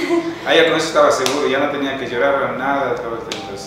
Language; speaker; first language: Spanish; native; Spanish